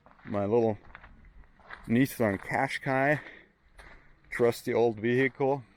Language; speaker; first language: English; non-native, fluent; German